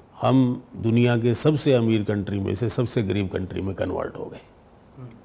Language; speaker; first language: Hindi; native; Hindi